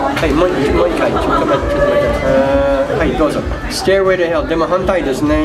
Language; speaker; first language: Japanese; non-native, learner; English